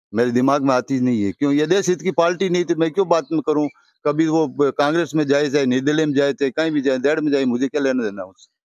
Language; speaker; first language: Hindi; native; Hindi